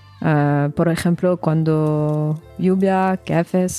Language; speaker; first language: Spanish; non-native, fluent; French